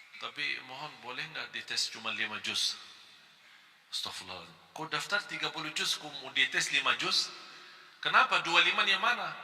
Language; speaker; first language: Malay; non-native, fluent; Arabic